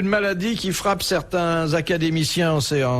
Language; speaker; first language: French; native; French